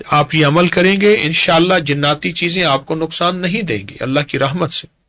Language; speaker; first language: Urdu; native; Urdu